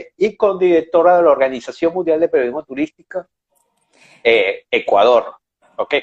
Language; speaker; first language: Spanish; native; Spanish